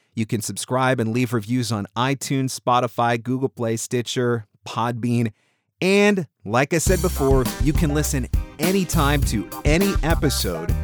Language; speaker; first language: English; native; English